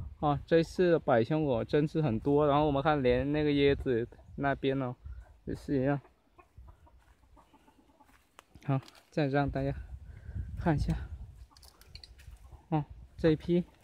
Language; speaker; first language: Chinese; early bilingual, heritage; Chinese